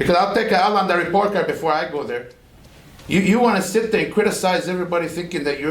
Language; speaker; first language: English; non-native, fluent; Arabic